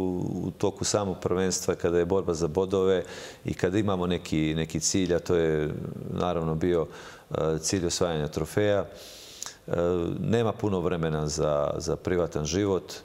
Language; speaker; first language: Serbian; native; Serbian